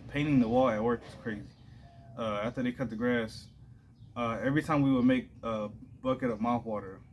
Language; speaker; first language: English; native; English